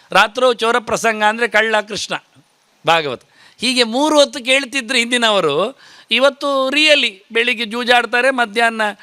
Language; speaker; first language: Kannada; native; Kannada